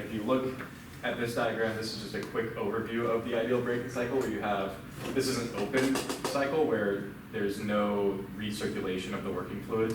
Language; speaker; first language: English; native; English